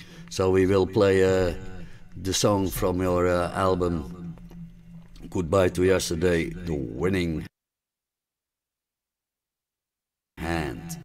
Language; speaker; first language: English; non-native, fluent; Dutch